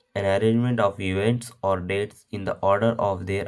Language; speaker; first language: English; non-native, local second language; Telugu